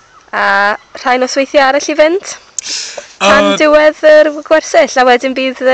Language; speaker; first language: Welsh; native; Welsh